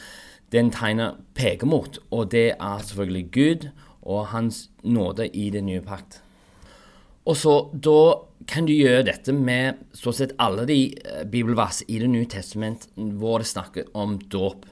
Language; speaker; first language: Norwegian; non-native, fluent; English